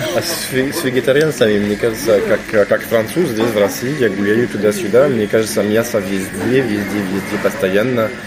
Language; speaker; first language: Russian; non-native, learner; French